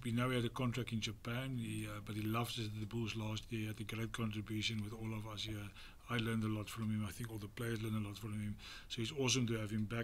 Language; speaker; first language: English; non-native, local second language; Afrikaans